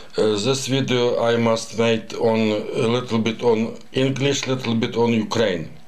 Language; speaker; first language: English; non-native, learner; Ukrainian